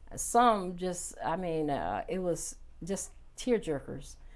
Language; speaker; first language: English; native; English